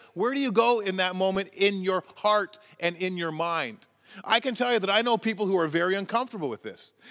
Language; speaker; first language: English; native; English